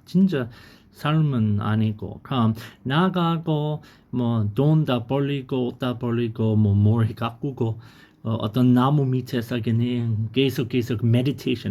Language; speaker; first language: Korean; non-native, learner; English